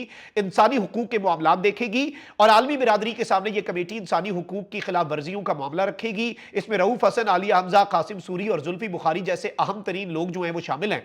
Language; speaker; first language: Urdu; native; Urdu